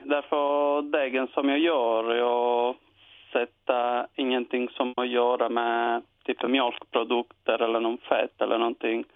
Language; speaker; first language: Swedish; non-native, learner; Italian